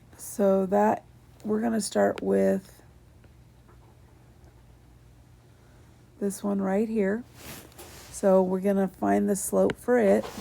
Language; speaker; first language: English; native; English